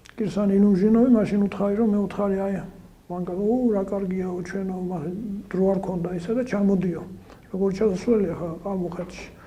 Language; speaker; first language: Georgian; native; Georgian